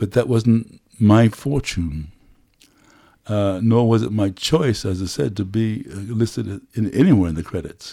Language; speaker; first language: English; native; English